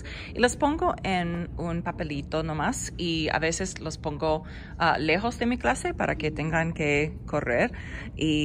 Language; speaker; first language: Spanish; non-native, fluent; English